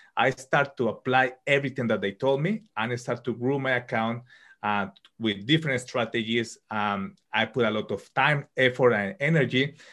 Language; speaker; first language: English; non-native, fluent; Spanish